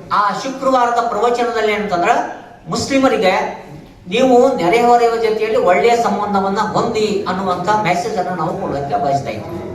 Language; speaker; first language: Kannada; non-native, local second language; Urdu